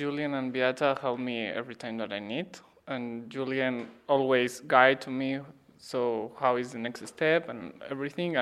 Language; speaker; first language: English; non-native, learner; Spanish